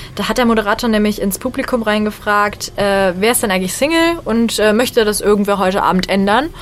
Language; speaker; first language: German; native; German